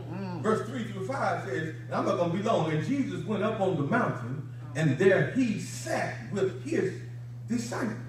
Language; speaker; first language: English; native; English